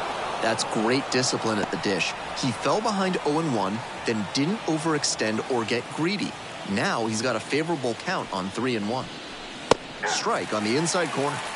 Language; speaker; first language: English; native; English